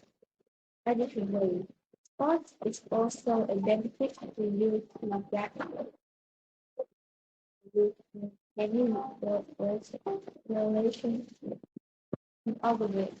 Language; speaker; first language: English; non-native, learner; Vietnamese